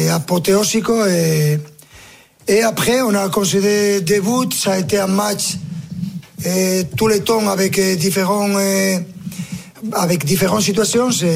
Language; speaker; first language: French; non-native, fluent; Spanish